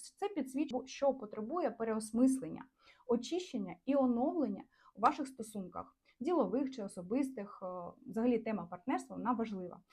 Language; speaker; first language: Ukrainian; non-native, local second language; Russian